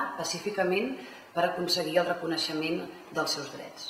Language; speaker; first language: Catalan; native; Catalan